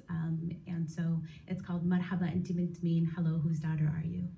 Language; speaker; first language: English; native; English